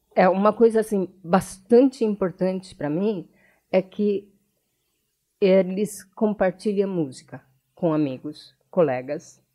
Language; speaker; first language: Portuguese; non-native, fluent; Japanese